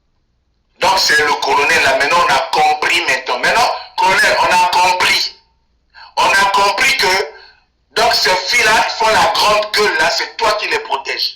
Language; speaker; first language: French; non-native, local second language; Lingala